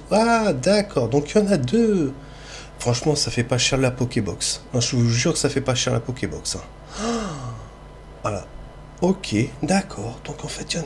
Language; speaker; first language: French; native; French